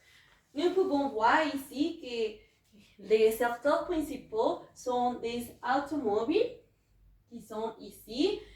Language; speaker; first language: French; non-native, learner; Spanish